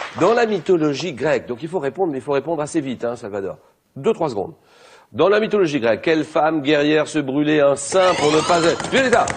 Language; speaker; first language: French; native; French